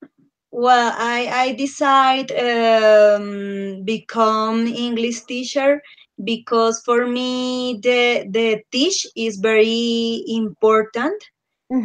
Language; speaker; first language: English; non-native, learner; Spanish